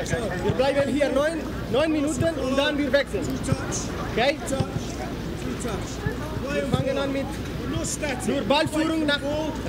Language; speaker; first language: German; non-native, learner; Italian